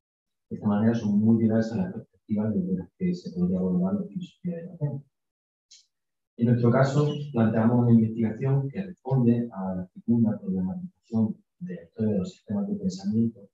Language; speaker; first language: Spanish; native; Spanish